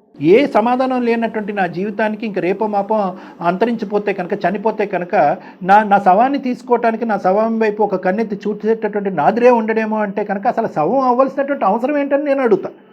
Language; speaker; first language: Telugu; native; Telugu